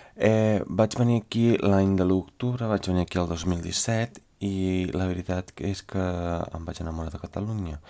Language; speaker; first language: Catalan; non-native, fluent; Italian